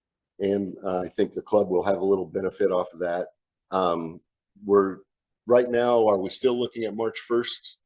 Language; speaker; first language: English; native; English